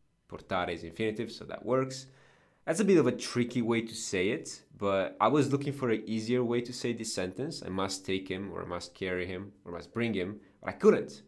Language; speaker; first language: English; non-native, fluent; Italian